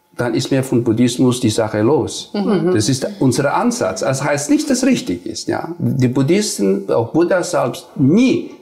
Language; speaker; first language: German; non-native, fluent; Nepali